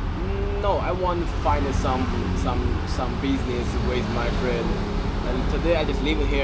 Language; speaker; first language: English; non-native, learner; Chinese